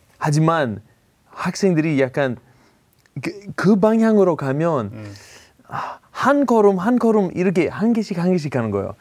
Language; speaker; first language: Korean; non-native, learner; Greek